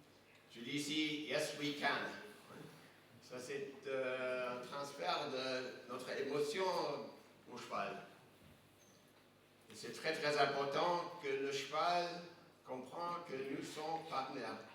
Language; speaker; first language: French; non-native, fluent; English